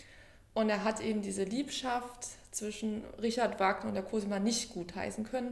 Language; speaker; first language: German; native; German